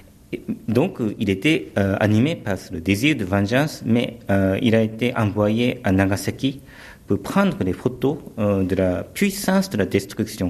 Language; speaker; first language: French; early bilingual, other home language; Japanese